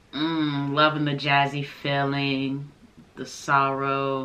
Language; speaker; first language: English; native; English